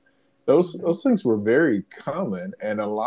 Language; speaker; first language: English; native; English